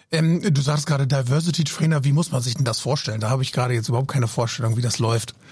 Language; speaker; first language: German; native; German